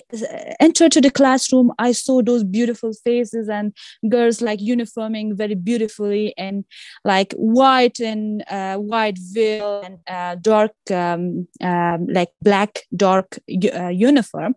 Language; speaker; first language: English; non-native, fluent; Persian